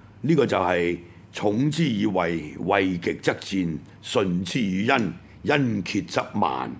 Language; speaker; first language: Cantonese; native; Cantonese